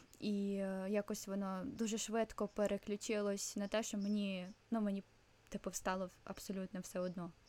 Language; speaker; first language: Ukrainian; non-native, local second language; Russian